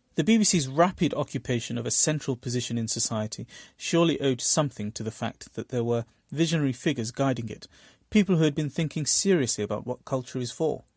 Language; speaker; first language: English; early bilingual, other home language; Bangla